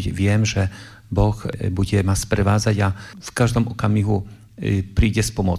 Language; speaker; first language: Slovak; non-native, fluent; Polish